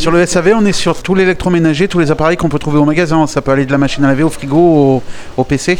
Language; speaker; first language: French; native; French